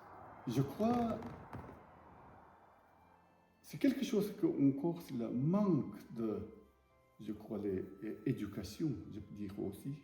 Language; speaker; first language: French; non-native, learner; Tibetan